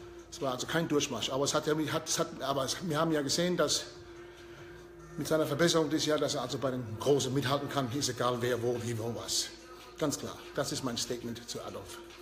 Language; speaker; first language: German; early bilingual, heritage; German